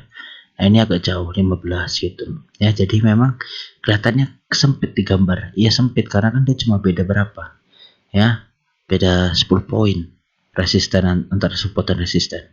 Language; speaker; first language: Indonesian; native; Indonesian